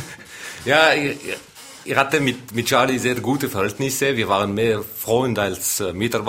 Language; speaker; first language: German; non-native, local second language; French